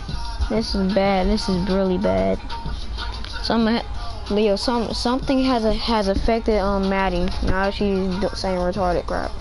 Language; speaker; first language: English; native; English